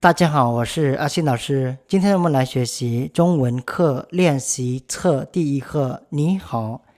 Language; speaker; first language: Chinese; non-native, fluent; Lao